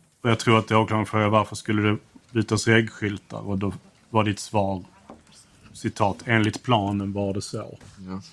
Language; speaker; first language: Swedish; native; Swedish